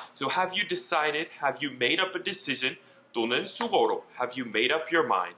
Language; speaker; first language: English; native; English